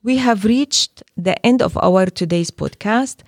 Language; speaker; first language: English; non-native, fluent; Arabic